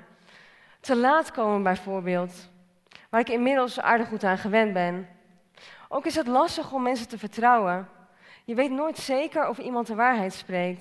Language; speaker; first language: Dutch; native; Dutch